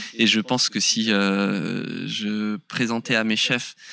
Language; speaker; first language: French; native; French